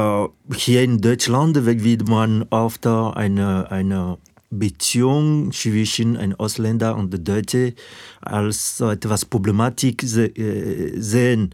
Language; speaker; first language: German; non-native, fluent; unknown